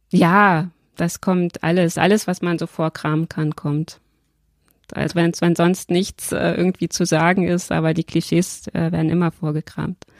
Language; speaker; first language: German; native; German